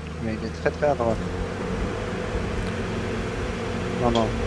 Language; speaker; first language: French; native; French